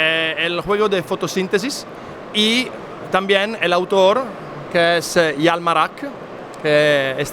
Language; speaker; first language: Spanish; non-native, fluent; Italian